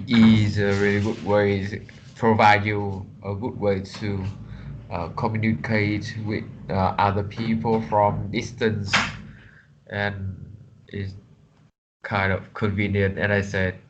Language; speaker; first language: English; non-native, learner; Vietnamese